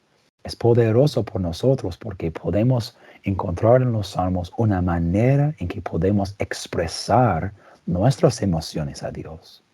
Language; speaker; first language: Spanish; non-native, fluent; English